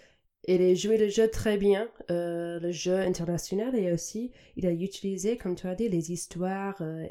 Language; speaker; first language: French; non-native, fluent; English